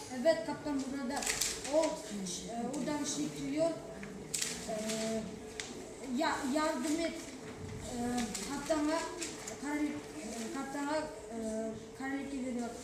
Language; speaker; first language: Turkish; non-native, learner; Kazakh